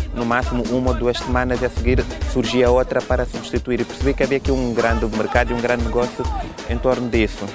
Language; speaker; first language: Portuguese; non-native, fluent; Italian